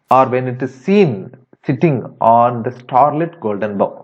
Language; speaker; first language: English; non-native, local second language; Tamil